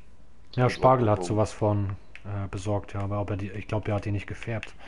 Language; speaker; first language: German; native; German